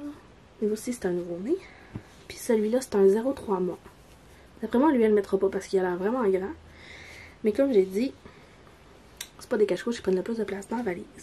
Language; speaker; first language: French; native; French